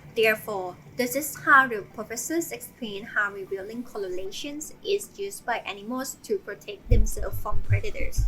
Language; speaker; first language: English; non-native, fluent; Thai